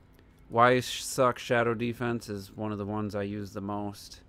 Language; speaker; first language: English; native; English